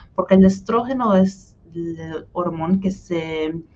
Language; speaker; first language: Spanish; early bilingual, heritage; Spanish